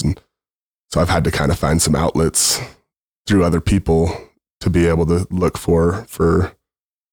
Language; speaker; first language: English; native; English